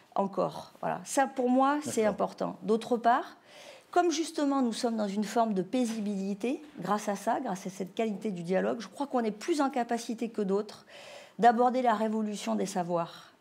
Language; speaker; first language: French; native; French